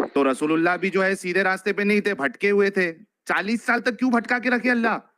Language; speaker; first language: Hindi; native; Hindi